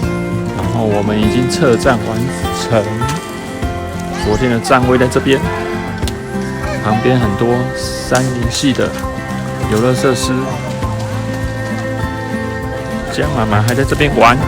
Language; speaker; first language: Chinese; native; Chinese